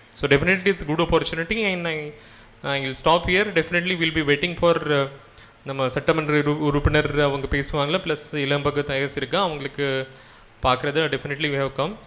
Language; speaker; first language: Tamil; non-native, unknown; Marathi